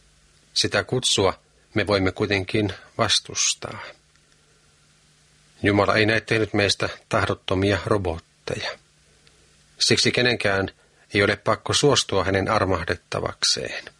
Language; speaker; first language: Finnish; native; Finnish